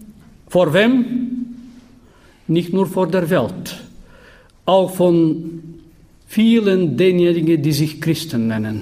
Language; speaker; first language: German; non-native, fluent; Bulgarian